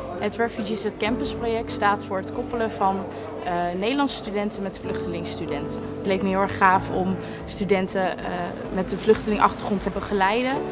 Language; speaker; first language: Dutch; native; Dutch